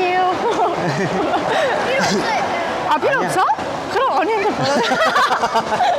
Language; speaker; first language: Korean; non-native, learner; Vietnamese